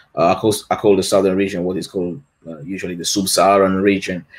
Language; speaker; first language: English; non-native, fluent; French